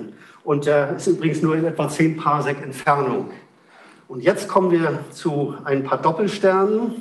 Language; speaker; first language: German; native; German